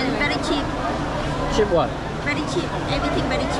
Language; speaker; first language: English; non-native, learner; Vietnamese